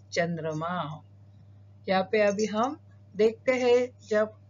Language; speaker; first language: Hindi; non-native, local second language; Marathi